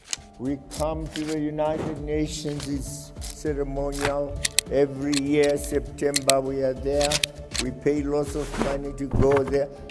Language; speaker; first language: English; non-native, local second language; Shona